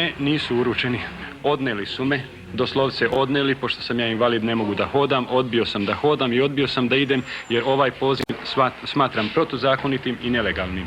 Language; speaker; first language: Bosnian; native; Bosnian